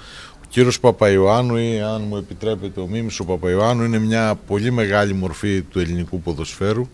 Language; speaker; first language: Greek; native; Greek